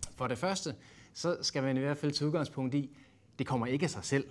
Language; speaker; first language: Danish; native; Danish